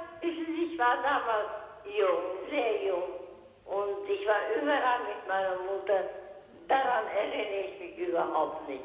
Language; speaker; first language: German; non-native, local second language; Hungarian